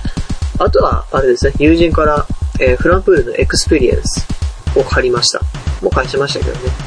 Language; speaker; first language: Japanese; native; Japanese